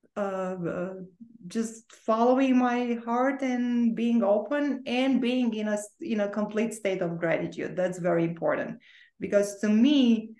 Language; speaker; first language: English; non-native, fluent; Romanian